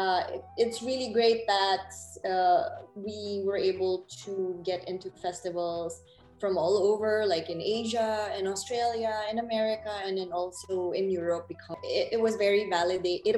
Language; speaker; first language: English; non-native, local second language; Filipino